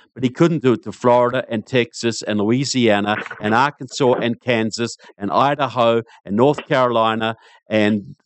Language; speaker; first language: English; native; English